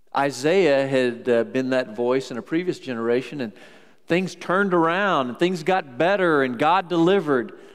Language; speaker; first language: English; native; English